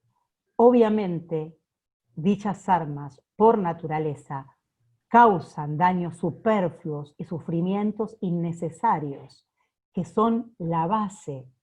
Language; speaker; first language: Spanish; native; Spanish